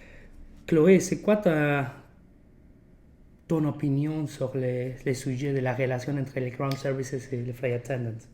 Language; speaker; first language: French; non-native, fluent; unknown